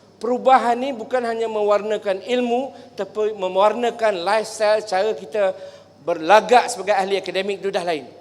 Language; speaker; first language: Malay; native; Malay